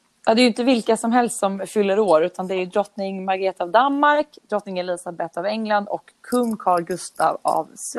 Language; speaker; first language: Swedish; native; Swedish